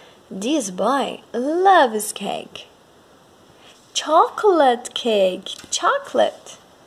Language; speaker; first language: English; non-native, fluent; Portuguese